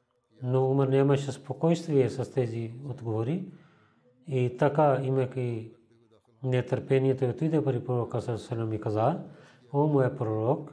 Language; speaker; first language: Bulgarian; non-native, learner; Urdu